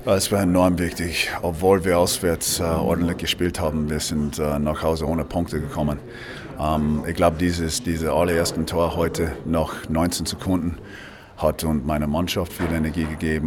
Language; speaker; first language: German; non-native, fluent; English